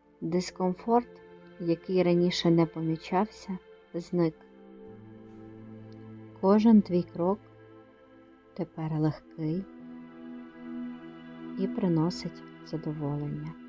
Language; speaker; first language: Ukrainian; native; Ukrainian